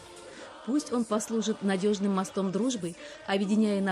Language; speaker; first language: Russian; native; Russian